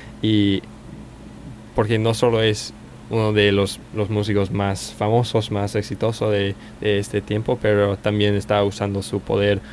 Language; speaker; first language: Spanish; non-native, learner; English